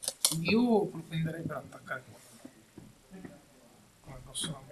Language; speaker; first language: Italian; native; Italian